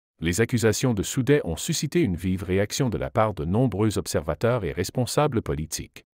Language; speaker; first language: French; native; French